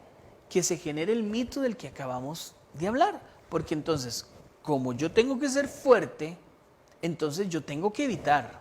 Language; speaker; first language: Spanish; native; Spanish